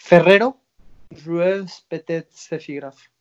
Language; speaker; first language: French; non-native, fluent; Spanish